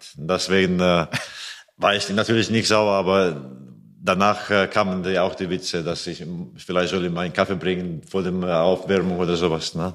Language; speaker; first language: German; non-native, fluent; Latvian